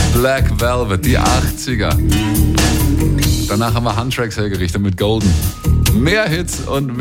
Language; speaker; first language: German; native; German